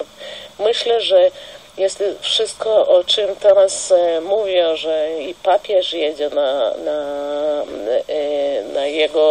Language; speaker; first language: Polish; non-native, fluent; Russian